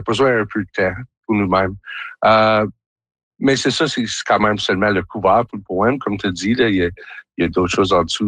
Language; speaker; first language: French; native; French